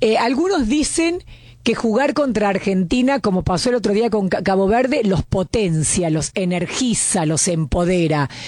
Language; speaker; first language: Spanish; native; Spanish